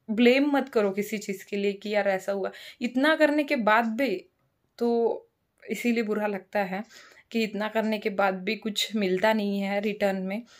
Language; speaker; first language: Hindi; non-native, local second language; Marathi